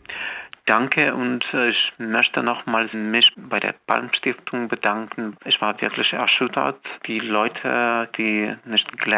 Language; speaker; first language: German; non-native, fluent; Belarusian